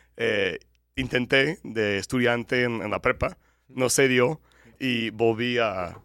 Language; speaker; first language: Spanish; non-native, fluent; English